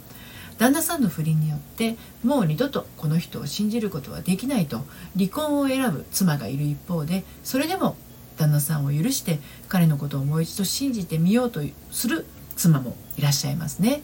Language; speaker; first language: Japanese; native; Japanese